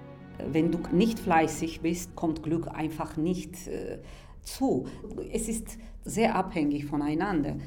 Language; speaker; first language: German; non-native, fluent; Armenian